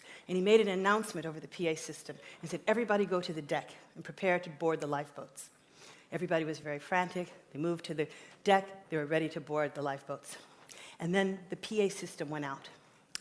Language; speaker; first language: English; native; English